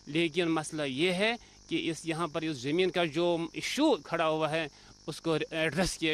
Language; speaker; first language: Hindi; non-native, local second language; Kashmiri